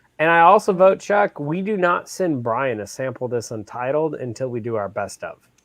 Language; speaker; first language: English; native; English